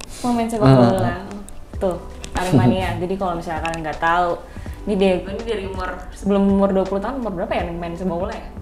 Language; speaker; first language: Indonesian; native; Indonesian